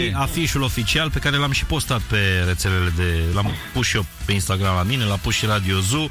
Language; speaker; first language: Romanian; native; Romanian